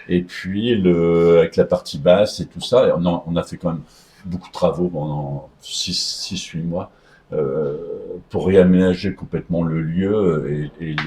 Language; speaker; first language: French; native; French